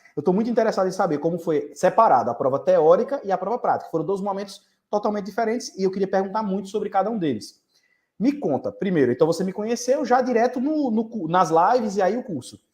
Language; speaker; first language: Portuguese; native; Portuguese